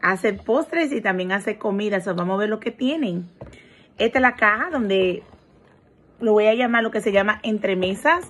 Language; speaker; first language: Spanish; early bilingual, heritage; Spanish